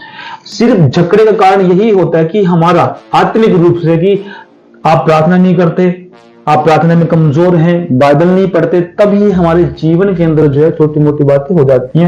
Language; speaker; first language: Hindi; native; Hindi